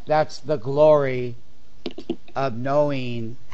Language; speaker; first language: English; native; English